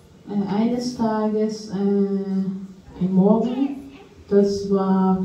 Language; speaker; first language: German; non-native, fluent; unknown